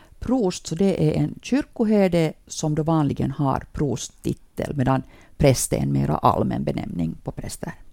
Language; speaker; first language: Swedish; native; Swedish